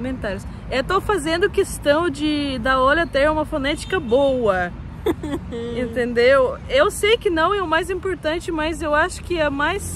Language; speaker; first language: Portuguese; non-native, fluent; Russian